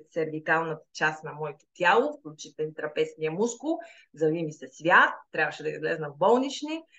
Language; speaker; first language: Bulgarian; native; Bulgarian